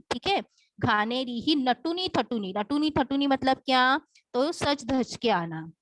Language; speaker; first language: Hindi; non-native, local second language; Marathi